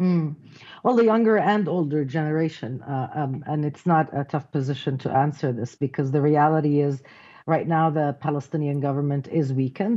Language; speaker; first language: English; non-native, fluent; Arabic